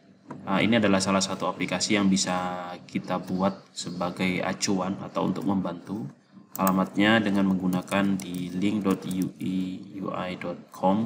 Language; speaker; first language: Indonesian; native; Indonesian